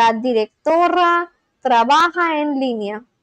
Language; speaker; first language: Spanish; non-native, learner; English